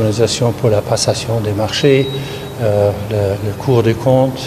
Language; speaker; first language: French; non-native, fluent; German